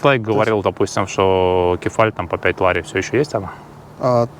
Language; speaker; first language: Russian; native; Russian